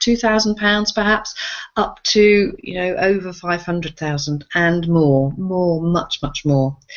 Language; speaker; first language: English; native; English